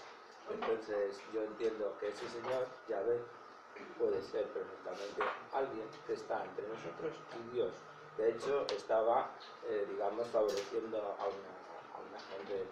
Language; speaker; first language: Spanish; native; Spanish